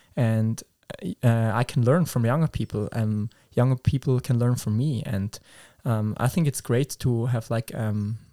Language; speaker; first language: English; non-native, fluent; Swiss German